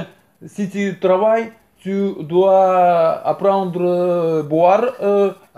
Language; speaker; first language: French; non-native, learner; Russian